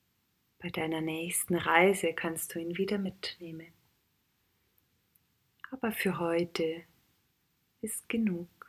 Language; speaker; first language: German; native; German